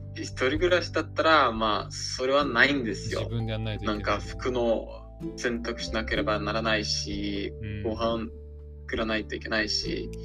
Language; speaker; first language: Japanese; non-native, fluent; Portuguese